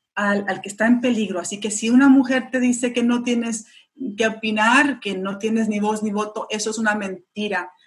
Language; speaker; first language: Spanish; early bilingual, heritage; Spanish